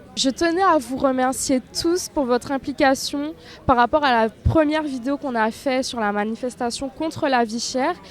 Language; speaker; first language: French; native; French